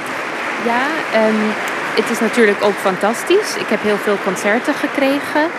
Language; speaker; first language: Dutch; early bilingual, heritage; English